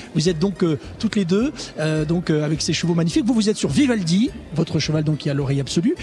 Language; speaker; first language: French; native; French